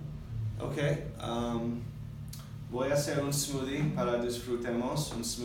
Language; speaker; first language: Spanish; non-native, learner; English